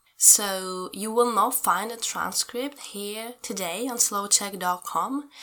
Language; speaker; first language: English; non-native, fluent; Czech